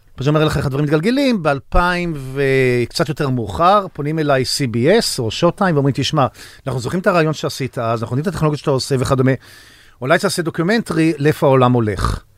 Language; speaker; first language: Hebrew; native; Hebrew